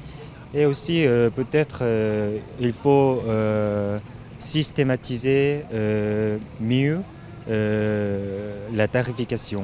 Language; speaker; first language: French; non-native, local second language; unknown